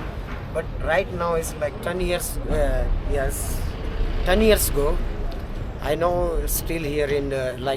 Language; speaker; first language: English; non-native, learner; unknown